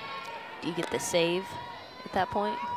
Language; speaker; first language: English; native; English